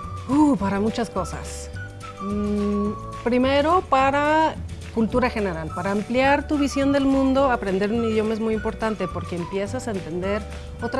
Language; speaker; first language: Spanish; non-native, fluent; English